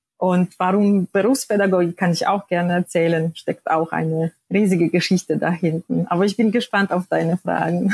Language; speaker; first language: German; non-native, fluent; Polish